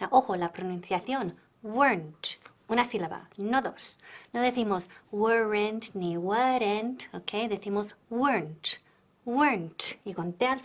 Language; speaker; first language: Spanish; non-native, fluent; English